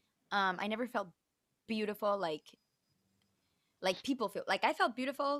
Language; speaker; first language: English; early bilingual, other home language; Spanish